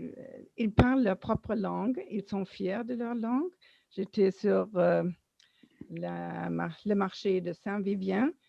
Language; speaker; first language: French; non-native, fluent; German